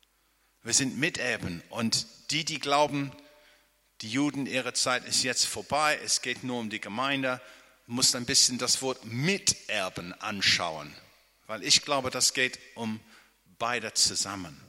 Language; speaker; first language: German; non-native, fluent; English